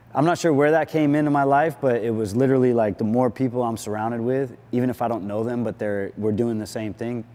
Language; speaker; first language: English; native; English